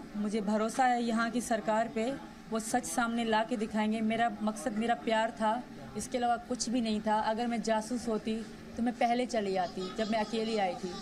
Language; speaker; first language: Urdu; non-native, local second language; Sindhi